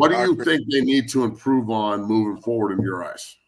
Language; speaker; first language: English; native; English